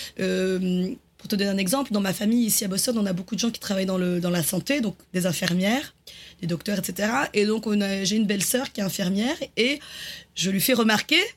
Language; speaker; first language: French; native; French